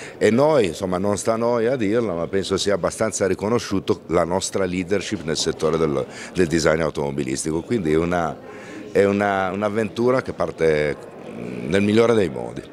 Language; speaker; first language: Italian; native; Italian